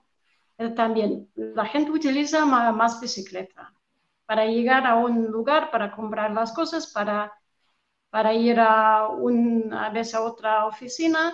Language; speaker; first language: Spanish; non-native, fluent; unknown